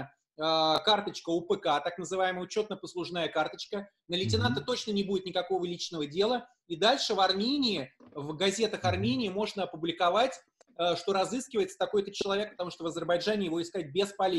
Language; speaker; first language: Russian; native; Russian